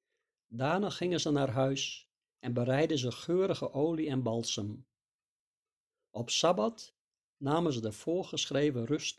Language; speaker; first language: Dutch; native; Dutch